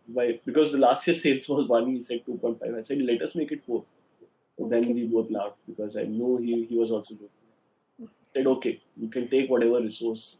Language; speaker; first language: English; non-native, local second language; Hindi